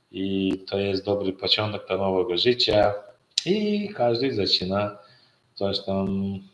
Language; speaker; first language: Polish; non-native, learner; Turkmen